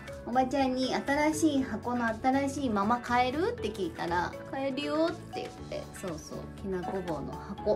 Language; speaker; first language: Japanese; native; Japanese